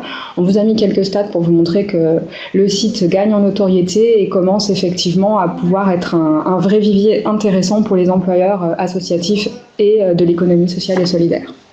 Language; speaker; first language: French; native; French